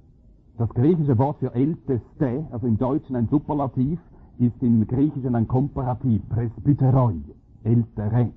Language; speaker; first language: German; native; German